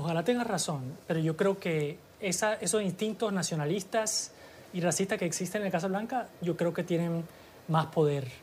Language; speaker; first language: Spanish; early bilingual, heritage; Spanish